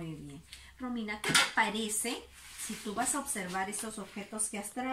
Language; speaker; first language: Spanish; native; Spanish